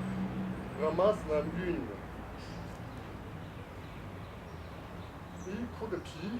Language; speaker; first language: French; non-native, fluent; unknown